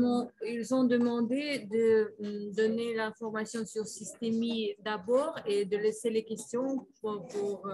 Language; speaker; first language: French; non-native, fluent; Russian